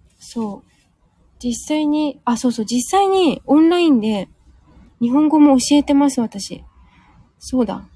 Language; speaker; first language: Japanese; native; Japanese